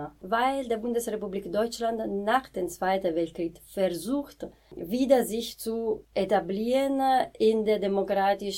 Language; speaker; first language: German; non-native, fluent; Italian